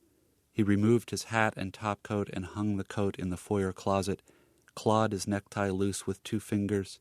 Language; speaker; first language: English; native; English